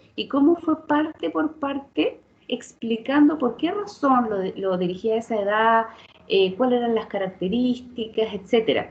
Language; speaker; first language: Spanish; native; Spanish